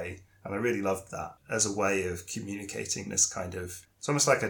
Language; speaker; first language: English; native; English